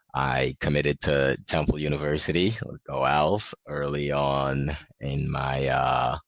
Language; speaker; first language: English; early bilingual, other home language; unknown